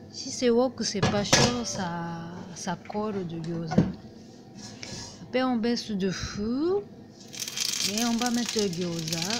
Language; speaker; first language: French; non-native, learner; Japanese